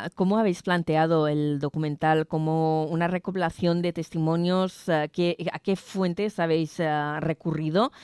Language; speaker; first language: Spanish; non-native, local second language; Catalan